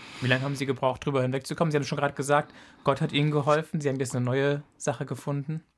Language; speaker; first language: German; native; German